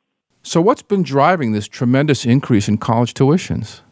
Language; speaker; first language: English; native; English